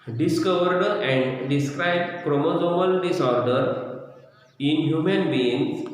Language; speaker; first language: English; non-native, local second language; Marathi